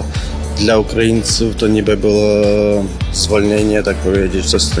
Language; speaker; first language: Polish; non-native, fluent; Ukrainian